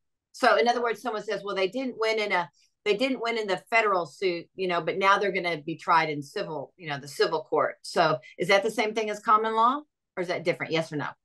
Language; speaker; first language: English; native; English